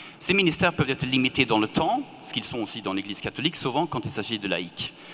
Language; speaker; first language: French; non-native, fluent; Swedish